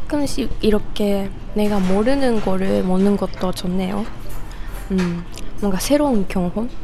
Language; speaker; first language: Korean; non-native, fluent; Japanese